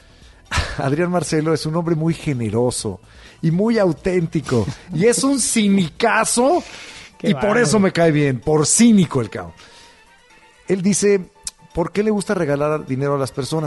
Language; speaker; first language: Spanish; native; Spanish